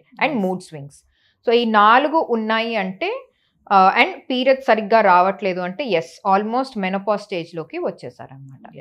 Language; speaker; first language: Telugu; native; Telugu